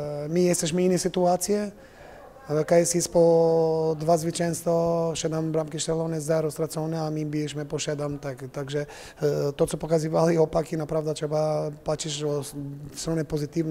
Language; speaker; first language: Polish; non-native, fluent; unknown